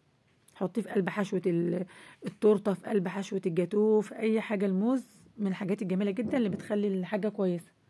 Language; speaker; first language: Arabic; native; Arabic